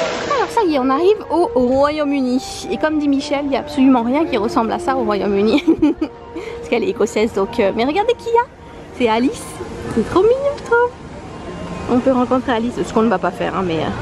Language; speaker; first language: French; native; French